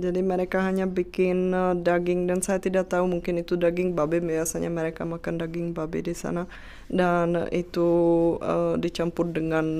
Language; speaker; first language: Indonesian; non-native, fluent; Czech